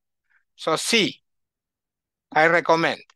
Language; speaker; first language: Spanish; native; Spanish